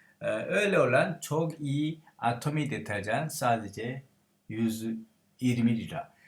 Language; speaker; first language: Turkish; non-native, learner; Korean